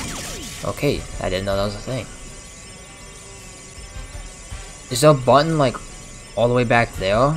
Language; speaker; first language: English; native; English